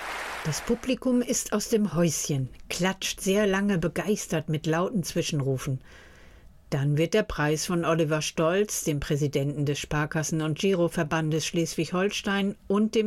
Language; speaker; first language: German; native; German